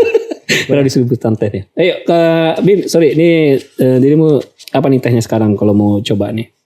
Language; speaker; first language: Indonesian; native; Indonesian